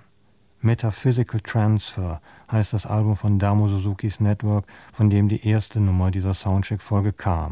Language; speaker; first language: German; native; German